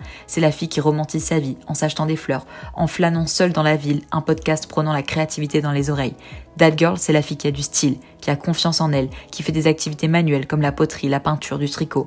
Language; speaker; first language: French; native; French